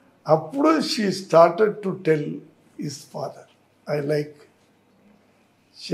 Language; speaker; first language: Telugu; non-native, learner; Tamil